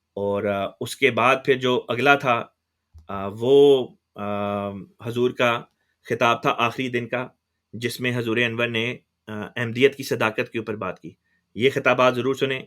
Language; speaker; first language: Urdu; native; Urdu